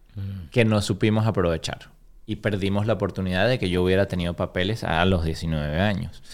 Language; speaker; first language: Spanish; native; Spanish